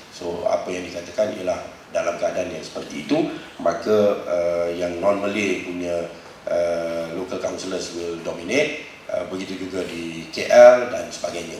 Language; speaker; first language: Malay; native; Malay